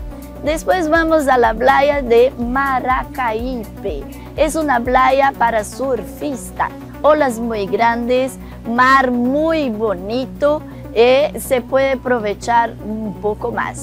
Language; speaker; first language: Spanish; non-native, fluent; Portuguese